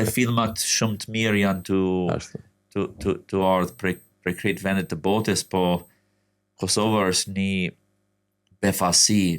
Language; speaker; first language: Albanian; non-native, fluent; English